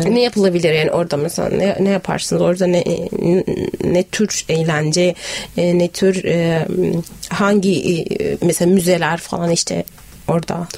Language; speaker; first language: Turkish; non-native, fluent; Arabic